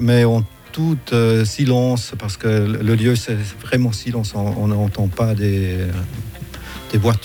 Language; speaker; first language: French; non-native, fluent; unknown